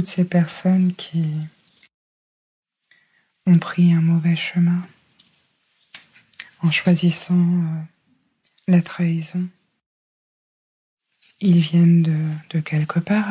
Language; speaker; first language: French; native; French